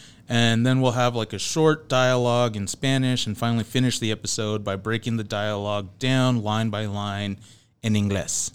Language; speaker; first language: English; native; English